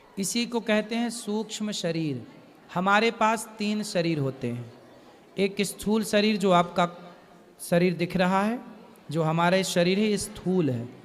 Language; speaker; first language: Hindi; native; Hindi